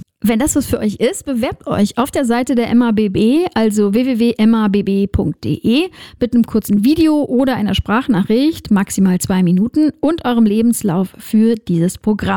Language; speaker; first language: German; native; German